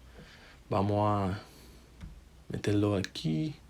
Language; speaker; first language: Spanish; non-native, fluent; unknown